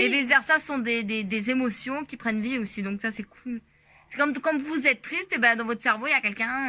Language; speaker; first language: French; native; French